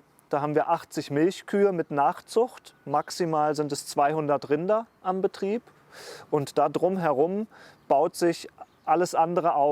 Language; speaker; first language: German; native; German